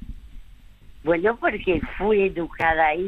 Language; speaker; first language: Spanish; early bilingual, other home language; French